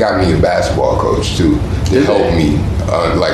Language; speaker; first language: English; native; English